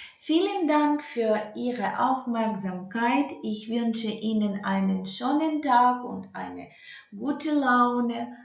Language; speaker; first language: German; non-native, learner; Ukrainian